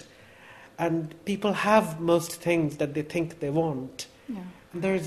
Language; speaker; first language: English; non-native, local second language; Bangla